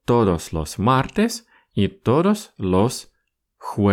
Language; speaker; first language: Spanish; non-native, fluent; Russian